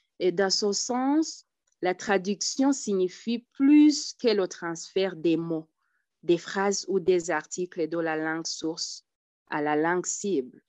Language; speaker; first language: French; non-native, local second language; Rundi